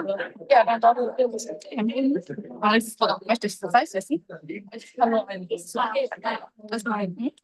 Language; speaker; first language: German; non-native, fluent; Japanese